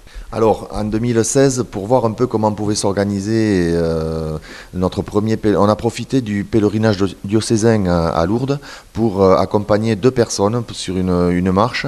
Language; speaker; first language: French; native; French